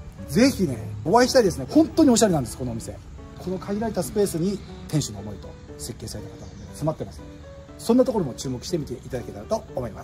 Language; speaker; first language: Japanese; native; Japanese